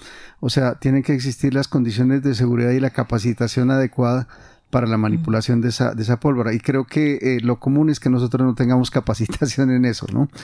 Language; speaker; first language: Spanish; native; Spanish